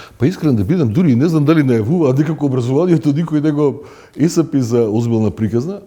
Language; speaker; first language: Macedonian; native; Macedonian